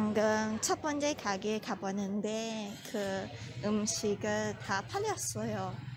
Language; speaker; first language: Korean; non-native, learner; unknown